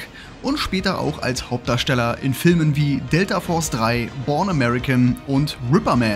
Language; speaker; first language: German; native; German